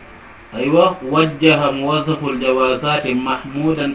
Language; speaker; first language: Arabic; non-native, fluent; Wolof